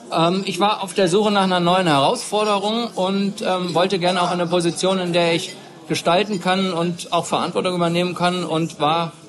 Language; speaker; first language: German; native; German